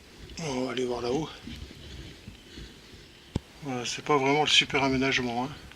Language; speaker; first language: French; native; French